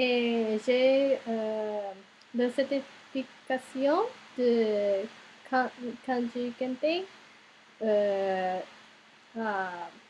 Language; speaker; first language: French; non-native, learner; English